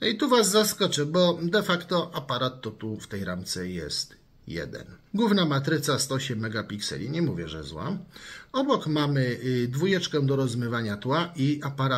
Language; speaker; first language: Polish; native; Polish